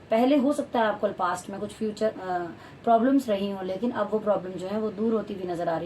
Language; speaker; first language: Hindi; native; Hindi